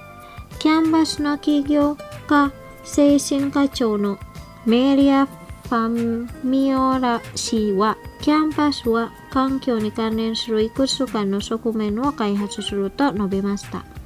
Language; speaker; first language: Japanese; non-native, fluent; Indonesian